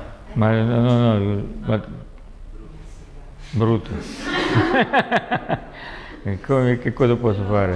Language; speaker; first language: Italian; non-native, learner; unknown